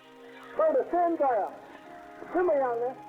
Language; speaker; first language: Chinese; non-native, local second language; Cantonese